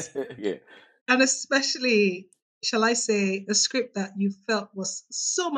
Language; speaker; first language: English; non-native, local second language; Yoruba